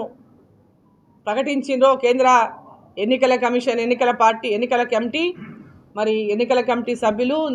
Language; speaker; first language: Telugu; native; Telugu